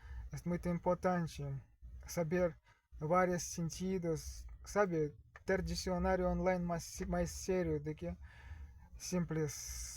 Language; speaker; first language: Portuguese; non-native, learner; Russian